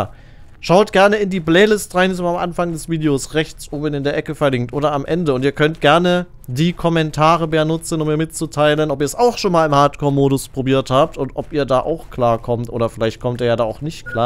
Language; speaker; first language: German; native; German